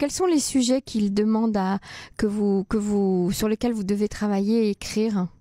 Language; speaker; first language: French; native; French